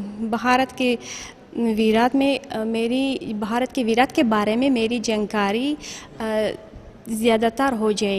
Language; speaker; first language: Hindi; non-native, fluent; Tajik